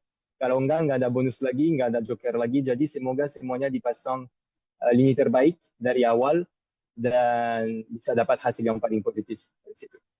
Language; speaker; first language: Indonesian; non-native, fluent; French